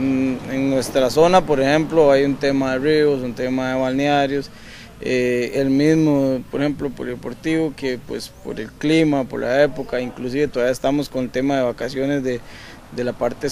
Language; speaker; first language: Spanish; native; Spanish